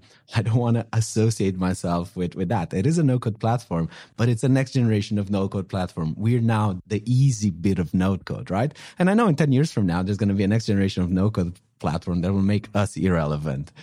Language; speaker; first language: English; non-native, fluent; Romanian